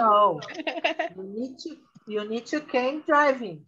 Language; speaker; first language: English; non-native, learner; Portuguese